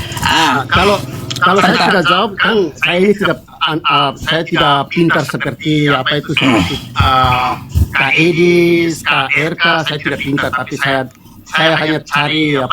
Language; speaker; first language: Indonesian; non-native, fluent; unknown